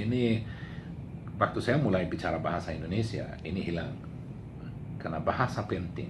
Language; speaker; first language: Indonesian; non-native, learner; Swedish